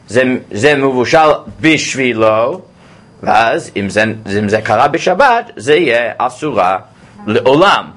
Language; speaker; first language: Hebrew; non-native, fluent; English